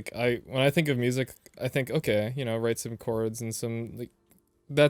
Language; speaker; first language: English; native; English